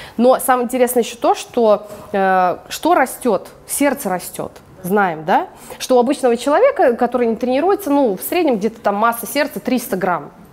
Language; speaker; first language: Russian; early bilingual, heritage; English